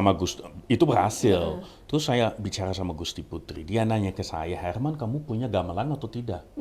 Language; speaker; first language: Indonesian; non-native, fluent; Dutch